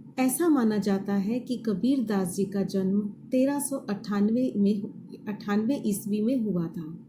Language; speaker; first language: Hindi; native; Hindi